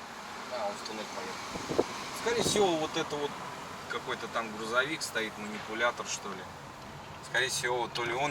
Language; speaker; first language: Russian; native; Russian